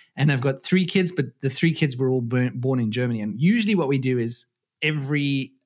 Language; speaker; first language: English; native; English